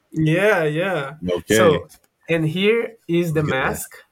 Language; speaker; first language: English; non-native, learner; Portuguese